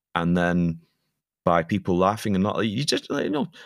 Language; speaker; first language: English; native; English